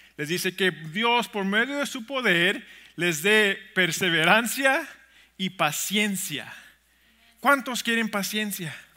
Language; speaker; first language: Spanish; early bilingual, heritage; Spanish